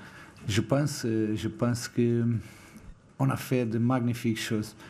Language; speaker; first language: French; non-native, fluent; Portuguese